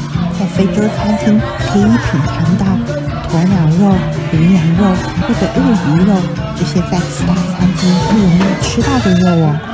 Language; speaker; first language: Chinese; native; Chinese